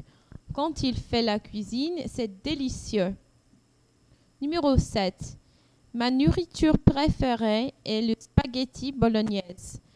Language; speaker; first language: French; non-native, learner; English